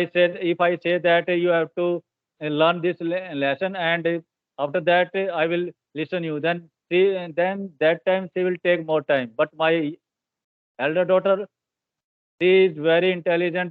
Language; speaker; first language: English; non-native, learner; Hindi